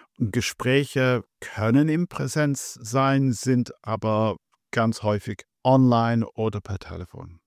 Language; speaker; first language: German; non-native, fluent; English